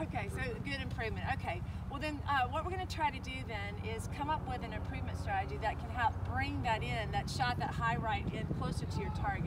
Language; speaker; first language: English; native; English